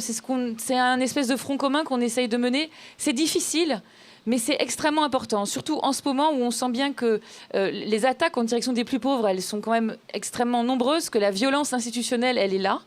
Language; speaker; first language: French; native; French